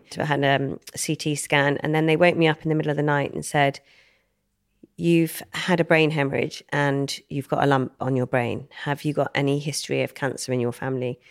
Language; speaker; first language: English; native; English